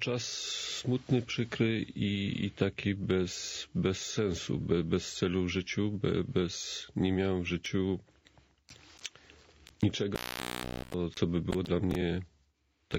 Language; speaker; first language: Polish; native; Polish